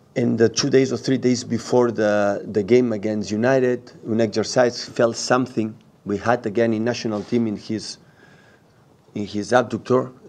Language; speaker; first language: English; non-native, fluent; Catalan